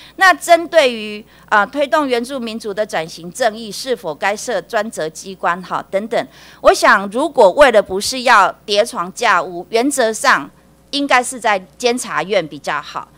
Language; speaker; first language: Chinese; native; Chinese